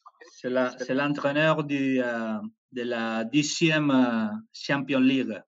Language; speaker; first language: French; non-native, fluent; Spanish